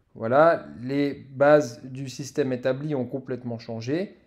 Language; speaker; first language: French; native; French